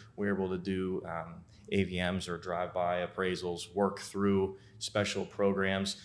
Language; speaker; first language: English; native; English